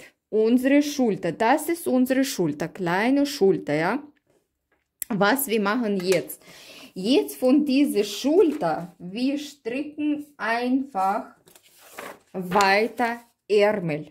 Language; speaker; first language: German; non-native, learner; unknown